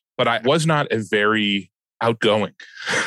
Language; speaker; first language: English; native; English